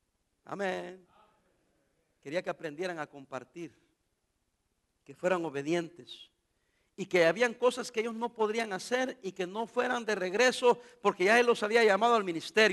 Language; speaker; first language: Spanish; native; Spanish